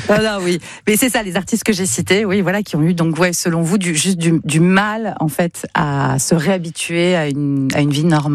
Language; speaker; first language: French; native; French